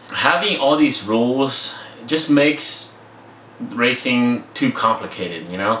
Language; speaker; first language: English; native; English